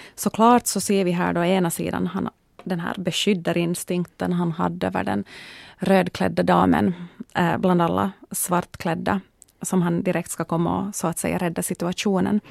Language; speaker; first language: Swedish; native; Swedish